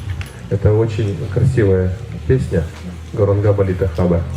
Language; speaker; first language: Russian; native; Russian